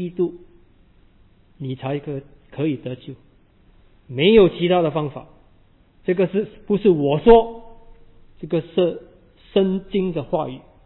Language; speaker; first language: Chinese; non-native, learner; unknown